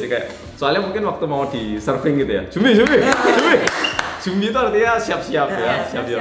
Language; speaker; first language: Indonesian; native; Indonesian